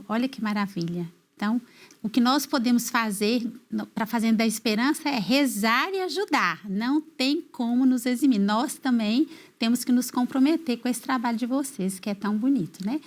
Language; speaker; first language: Portuguese; native; Portuguese